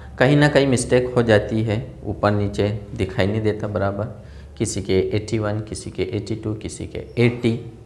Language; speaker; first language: Hindi; non-native, local second language; Urdu